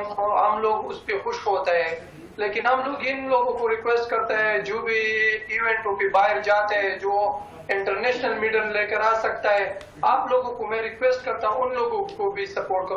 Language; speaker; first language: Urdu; non-native, local second language; Pashto